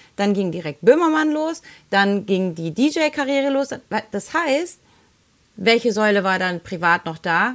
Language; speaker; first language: German; early bilingual, other home language; Spanish